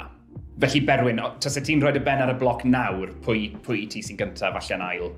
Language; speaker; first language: Welsh; native; Welsh